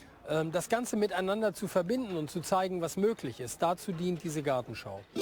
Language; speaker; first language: German; native; German